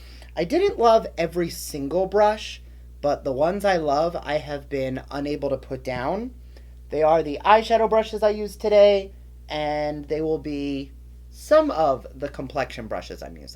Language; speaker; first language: English; native; English